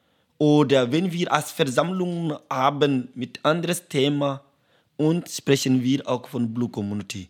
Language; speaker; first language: German; non-native, learner; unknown